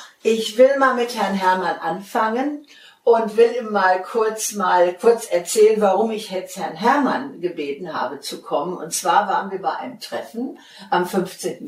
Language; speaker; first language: German; native; German